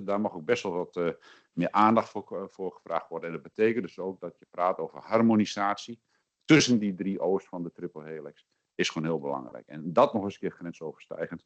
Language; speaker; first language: Dutch; native; Dutch